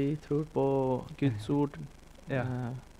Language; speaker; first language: Swedish; non-native, fluent; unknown